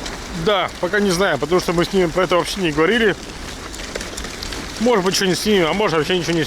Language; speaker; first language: Russian; native; Russian